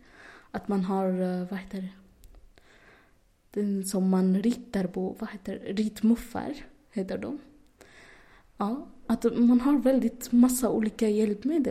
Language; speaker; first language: Swedish; non-native, learner; Arabic